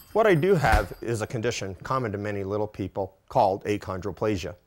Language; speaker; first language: English; native; English